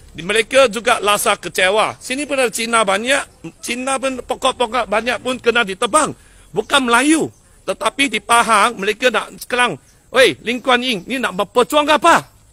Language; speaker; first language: Malay; non-native, local second language; Chinese